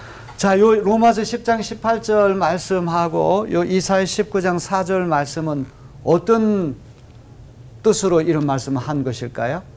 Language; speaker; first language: Korean; native; Korean